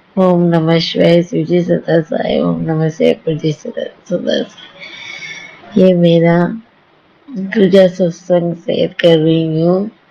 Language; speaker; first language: Hindi; early bilingual, heritage; Hindi